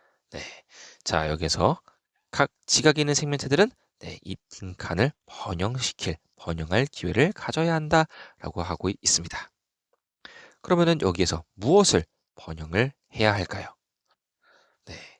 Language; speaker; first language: Korean; native; Korean